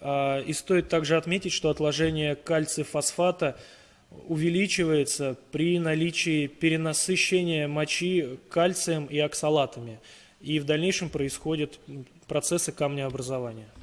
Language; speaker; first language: Russian; native; Russian